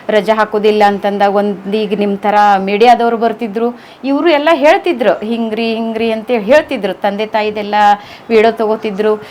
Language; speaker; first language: Kannada; native; Kannada